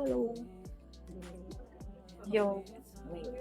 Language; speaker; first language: English; non-native, local second language; Filipino